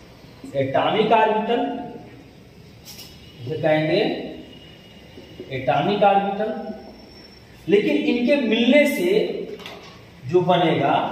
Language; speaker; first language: Hindi; native; Hindi